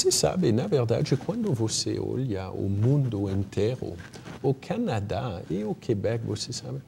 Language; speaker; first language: Portuguese; non-native, fluent; French